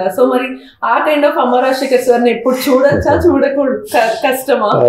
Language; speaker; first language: Telugu; native; Telugu